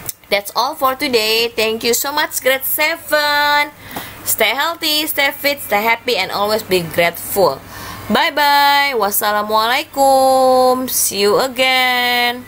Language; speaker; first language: English; non-native, learner; Indonesian